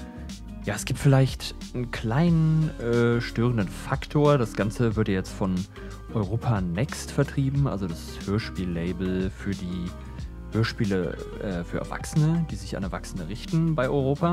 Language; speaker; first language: German; native; German